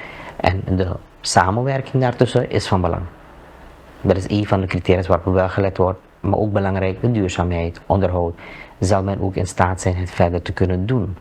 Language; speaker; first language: Dutch; native; Dutch